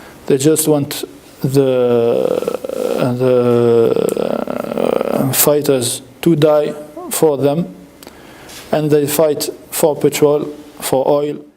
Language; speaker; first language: English; non-native, fluent; French